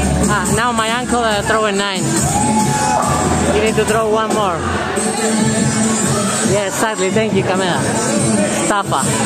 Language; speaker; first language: English; non-native, fluent; Spanish